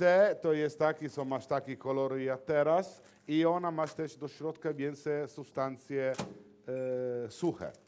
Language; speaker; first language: Polish; non-native, learner; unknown